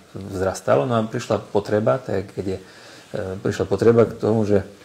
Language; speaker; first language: Slovak; native; Slovak